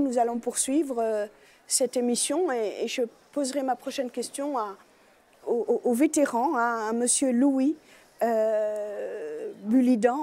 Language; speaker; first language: French; native; French